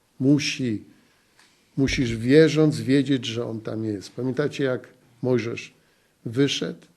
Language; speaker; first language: Polish; native; Polish